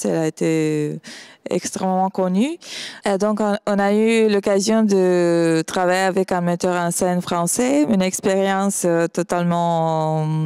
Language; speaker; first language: French; non-native, fluent; Romanian